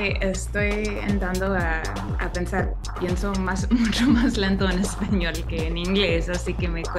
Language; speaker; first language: Spanish; non-native, fluent; English